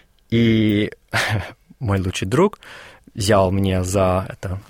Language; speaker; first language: Russian; non-native, fluent; English